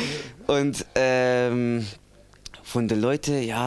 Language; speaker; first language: German; non-native, learner; Persian